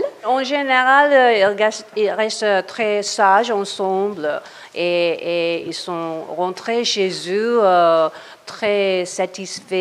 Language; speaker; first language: French; non-native, learner; English